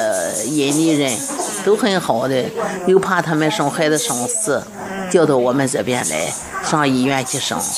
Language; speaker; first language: Chinese; native; Chinese